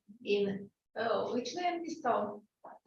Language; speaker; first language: English; non-native, learner; Slovak